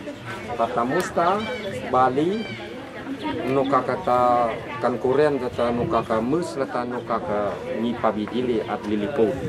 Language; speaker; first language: Russian; non-native, learner; Khmer